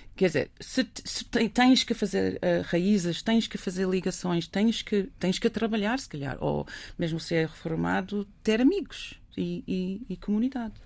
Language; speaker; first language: Portuguese; non-native, fluent; English